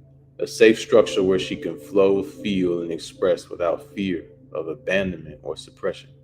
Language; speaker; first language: English; native; English